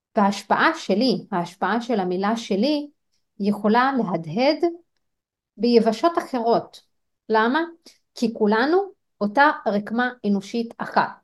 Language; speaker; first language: Hebrew; non-native, local second language; Arabic